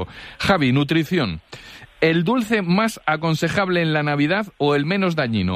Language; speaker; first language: Spanish; native; Spanish